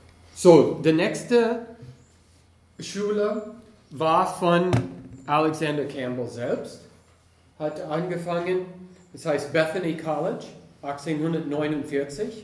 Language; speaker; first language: German; non-native, fluent; English